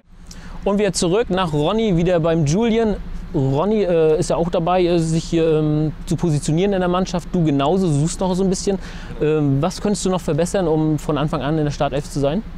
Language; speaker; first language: German; native; German